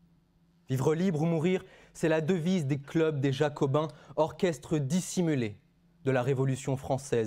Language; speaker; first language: French; native; French